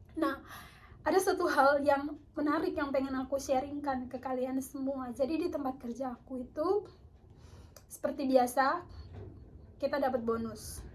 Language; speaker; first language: Indonesian; native; Indonesian